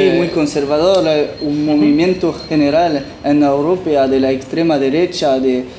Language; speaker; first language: Spanish; non-native, fluent; French